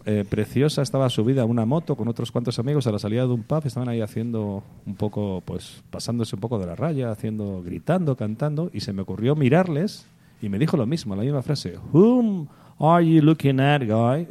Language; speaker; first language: Spanish; native; Spanish